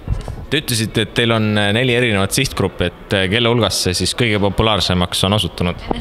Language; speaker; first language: Estonian; native; Estonian